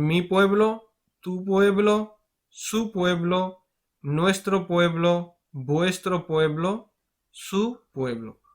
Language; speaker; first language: Spanish; non-native, fluent; Urdu